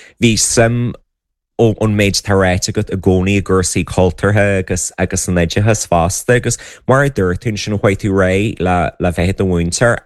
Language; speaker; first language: Irish; native; Irish